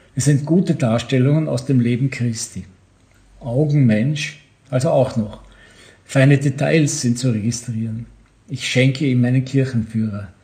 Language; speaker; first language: German; native; German